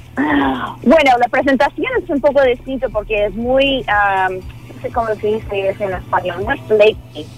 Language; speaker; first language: Spanish; non-native, fluent; Filipino